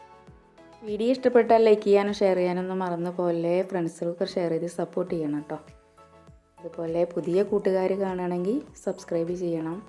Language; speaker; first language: Malayalam; native; Malayalam